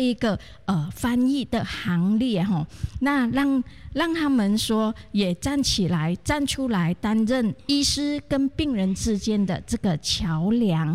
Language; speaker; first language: Chinese; native; Chinese